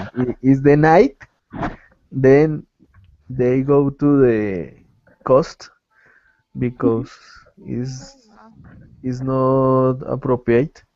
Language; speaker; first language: English; non-native, learner; Spanish